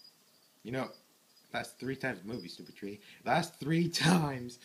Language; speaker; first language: English; native; English